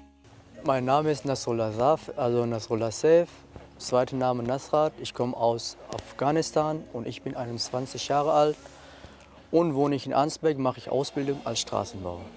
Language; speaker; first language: German; non-native, learner; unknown